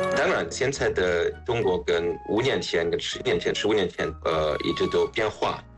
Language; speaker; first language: Chinese; non-native, fluent; German